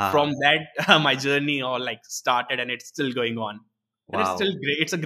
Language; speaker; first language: English; non-native, local second language; Gujarati